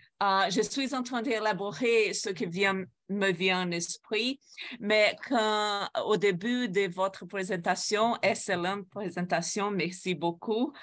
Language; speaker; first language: French; non-native, fluent; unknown